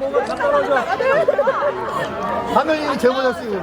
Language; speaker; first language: Korean; native; Korean